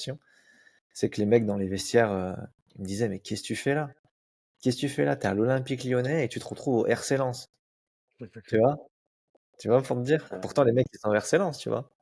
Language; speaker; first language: French; native; French